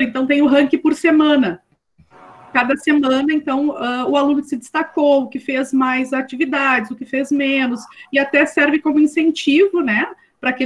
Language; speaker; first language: Portuguese; native; Portuguese